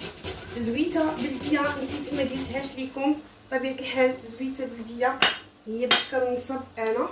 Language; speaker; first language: Arabic; native; Arabic